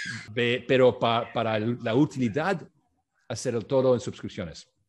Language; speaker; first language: Spanish; non-native, fluent; French